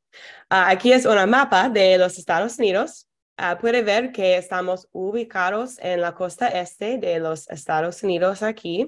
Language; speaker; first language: Spanish; non-native, fluent; English